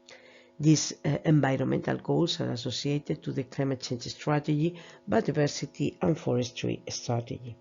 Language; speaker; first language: English; non-native, fluent; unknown